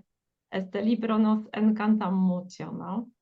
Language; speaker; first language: Spanish; non-native, fluent; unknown